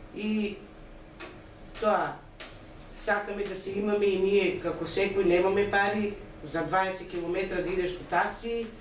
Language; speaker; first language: Macedonian; non-native, local second language; Romany